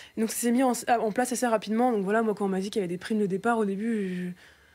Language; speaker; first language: French; native; French